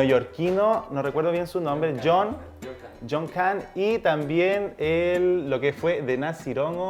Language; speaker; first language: Spanish; native; Spanish